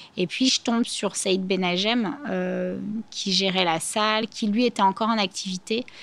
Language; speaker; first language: French; native; French